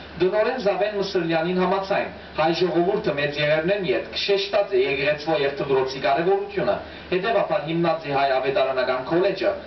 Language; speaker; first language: Armenian; early bilingual, heritage; Armenian